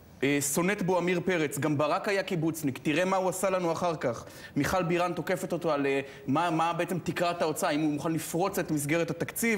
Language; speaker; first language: Hebrew; native; Hebrew